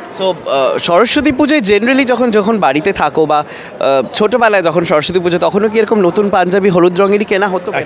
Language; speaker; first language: Bangla; native; Bangla